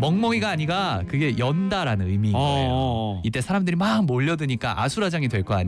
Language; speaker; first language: Korean; native; Korean